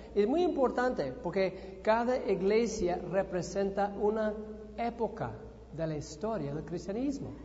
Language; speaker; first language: Spanish; non-native, fluent; English